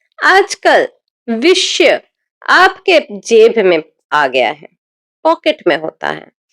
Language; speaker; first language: Hindi; non-native, local second language; Bangla